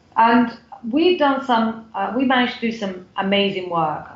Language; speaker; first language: English; native; English